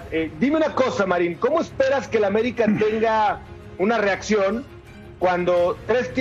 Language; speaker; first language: Spanish; native; Spanish